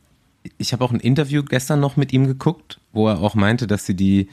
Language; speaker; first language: German; native; German